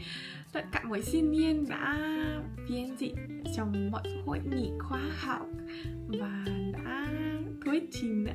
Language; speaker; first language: Vietnamese; non-native, fluent; Russian